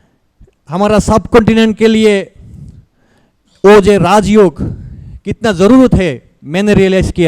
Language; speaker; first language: Hindi; non-native, learner; Bangla